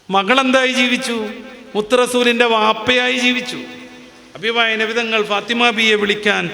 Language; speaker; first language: Malayalam; native; Malayalam